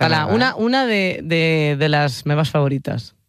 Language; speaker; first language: Catalan; non-native, learner; Spanish